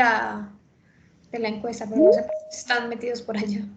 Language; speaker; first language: Spanish; native; Spanish